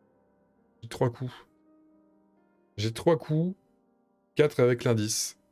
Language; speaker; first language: French; native; French